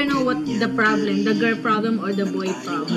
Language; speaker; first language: English; non-native, local second language; Filipino